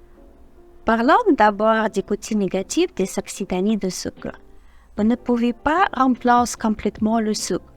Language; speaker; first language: French; non-native, fluent; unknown